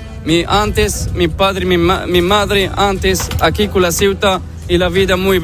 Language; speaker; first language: Spanish; non-native, learner; Arabic